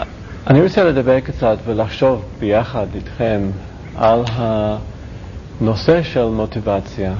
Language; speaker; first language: Hebrew; non-native, learner; English